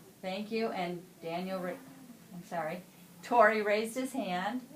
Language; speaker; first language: English; native; English